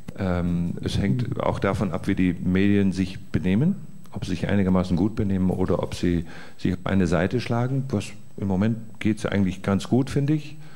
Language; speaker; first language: German; native; German